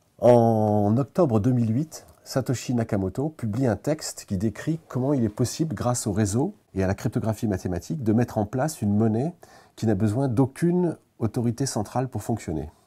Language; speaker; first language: French; native; French